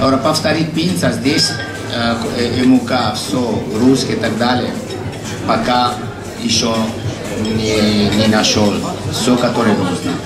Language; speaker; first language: Russian; non-native, learner; Italian